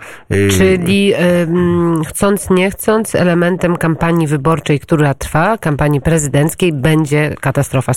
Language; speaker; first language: Polish; native; Polish